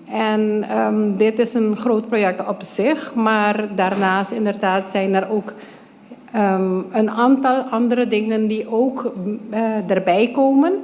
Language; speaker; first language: Dutch; non-native, local second language; Papiamento